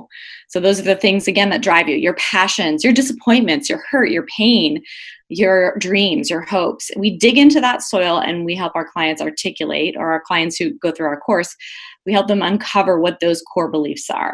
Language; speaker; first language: English; native; English